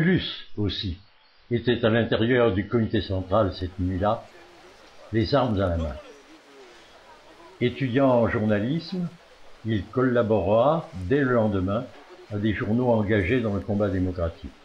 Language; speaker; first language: French; native; French